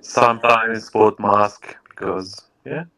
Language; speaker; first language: English; non-native, learner; Arabic